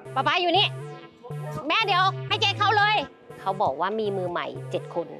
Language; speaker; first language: Thai; native; Thai